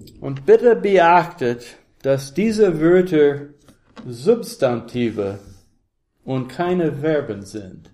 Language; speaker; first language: German; non-native, learner; English